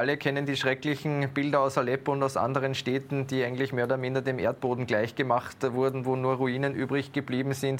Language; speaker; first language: German; native; German